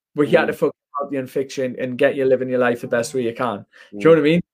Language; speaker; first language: English; native; English